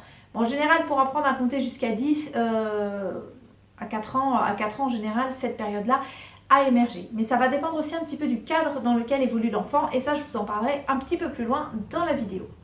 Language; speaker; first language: French; native; French